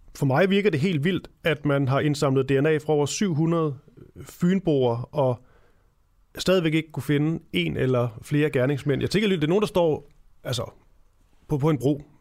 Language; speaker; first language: Danish; native; Danish